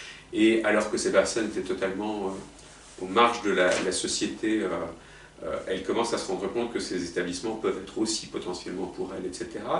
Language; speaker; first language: French; native; French